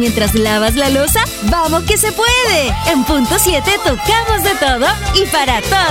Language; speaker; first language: Spanish; native; Spanish